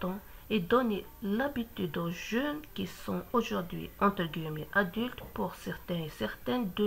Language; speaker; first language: French; non-native, local second language; Kabyle